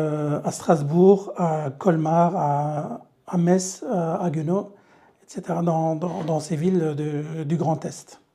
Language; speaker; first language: French; early bilingual, other home language; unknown